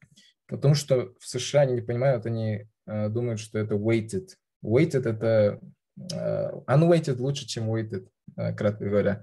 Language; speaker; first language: Russian; non-native, local second language; Kazakh